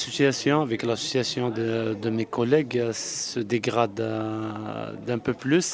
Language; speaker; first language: French; non-native, local second language; Arabic